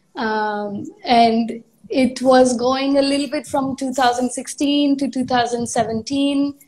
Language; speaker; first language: English; non-native, local second language; Hindi